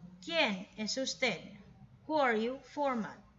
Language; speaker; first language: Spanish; non-native, fluent; Filipino